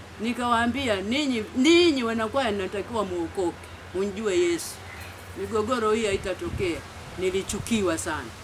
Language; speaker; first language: Swahili; native; Swahili